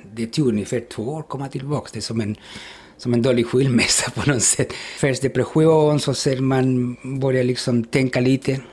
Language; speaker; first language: Swedish; non-native, fluent; Spanish